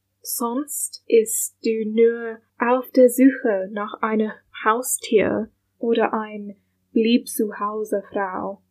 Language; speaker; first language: German; non-native, learner; English